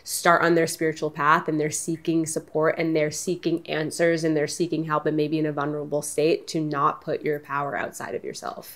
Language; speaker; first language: English; native; English